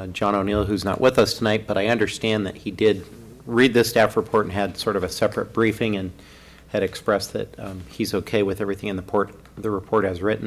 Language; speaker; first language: English; native; English